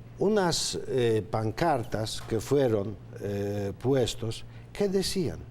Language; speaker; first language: Spanish; non-native, fluent; Polish